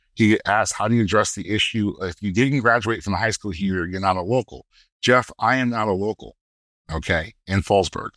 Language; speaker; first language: English; native; English